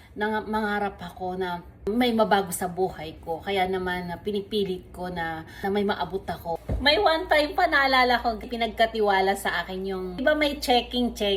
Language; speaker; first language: Filipino; non-native, local second language; Iloko